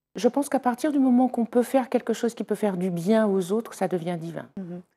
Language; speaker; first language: French; native; French